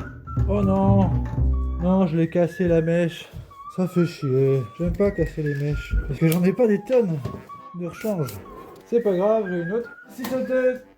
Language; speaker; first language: French; native; French